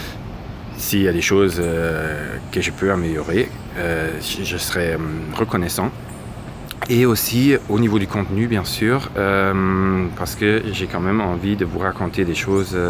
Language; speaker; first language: French; non-native, fluent; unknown